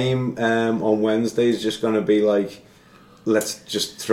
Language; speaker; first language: English; native; English